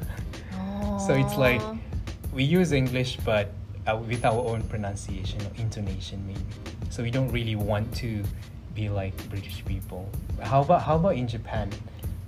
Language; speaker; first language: English; non-native, local second language; Malay